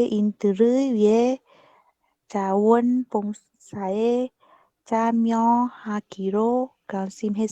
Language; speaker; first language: Korean; non-native, learner; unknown